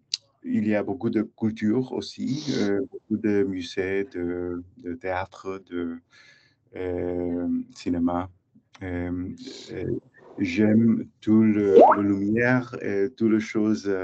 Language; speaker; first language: French; non-native, learner; English